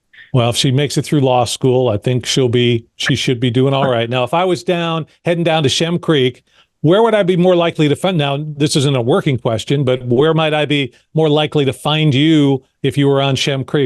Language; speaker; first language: English; native; English